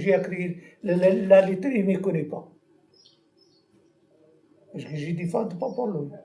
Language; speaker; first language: French; non-native, learner; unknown